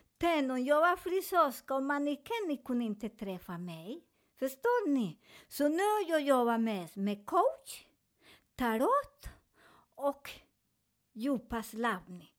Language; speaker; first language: Swedish; non-native, learner; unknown